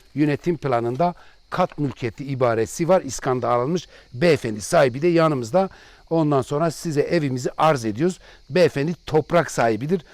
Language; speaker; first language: Turkish; non-native, local second language; Kurdish